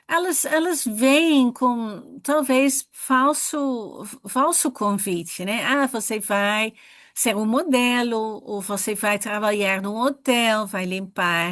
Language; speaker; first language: Portuguese; non-native, fluent; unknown